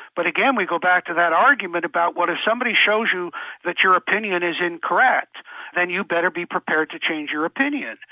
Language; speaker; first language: English; native; English